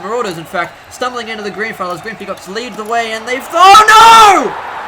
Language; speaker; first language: English; native; English